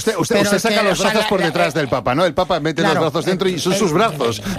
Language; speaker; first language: Spanish; native; Spanish